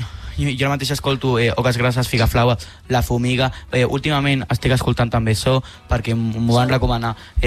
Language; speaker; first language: Catalan; non-native, local second language; Spanish